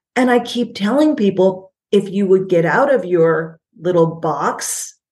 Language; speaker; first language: English; native; English